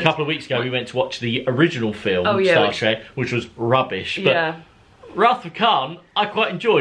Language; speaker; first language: English; native; English